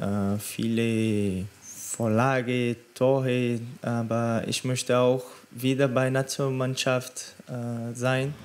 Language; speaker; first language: German; non-native, learner; Portuguese